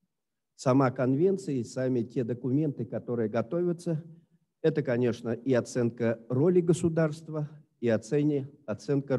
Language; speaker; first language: Russian; native; Russian